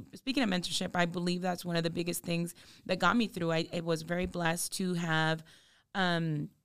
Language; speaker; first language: English; native; English